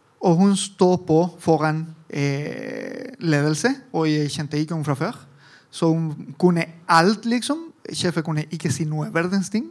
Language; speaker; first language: Norwegian; non-native, fluent; Italian